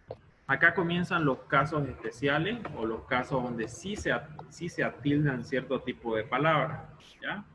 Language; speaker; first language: Spanish; native; Spanish